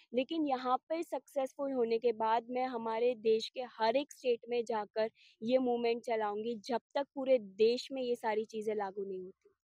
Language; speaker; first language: Hindi; non-native, local second language; Gujarati